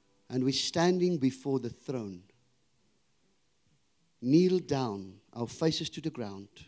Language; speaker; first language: English; non-native, local second language; Afrikaans